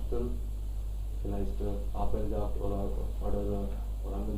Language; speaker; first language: German; non-native, learner; Hindi